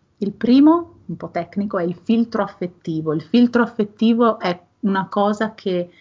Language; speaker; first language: Italian; native; Italian